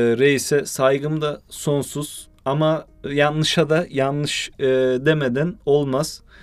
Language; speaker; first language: Turkish; early bilingual, heritage; Turkish